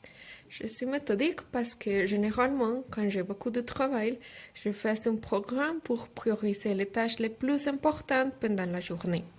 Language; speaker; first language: French; non-native, fluent; Spanish